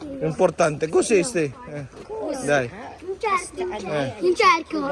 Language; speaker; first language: Italian; non-native, local second language; Filipino